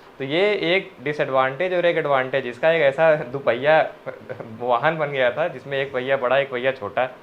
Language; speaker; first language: Hindi; native; Hindi